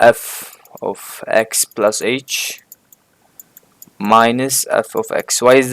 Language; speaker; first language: English; non-native, fluent; Arabic